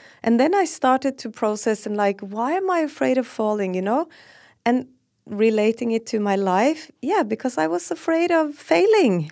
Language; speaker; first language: English; non-native, fluent; Norwegian